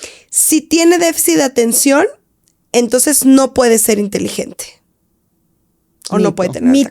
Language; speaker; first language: Spanish; native; Spanish